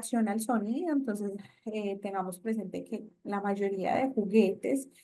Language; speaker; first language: Spanish; native; Spanish